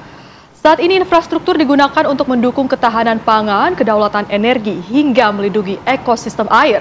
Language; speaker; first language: Indonesian; native; Indonesian